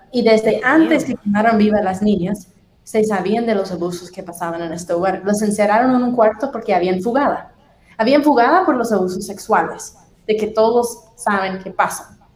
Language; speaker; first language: Spanish; non-native, fluent; English